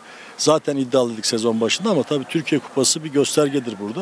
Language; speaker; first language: Turkish; native; Turkish